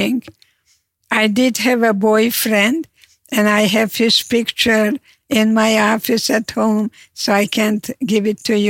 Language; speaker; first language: English; non-native, fluent; Hungarian